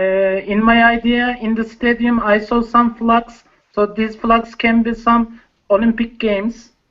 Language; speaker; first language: English; non-native, learner; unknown